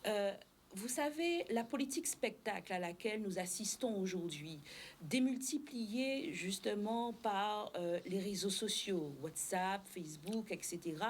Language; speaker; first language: French; native; French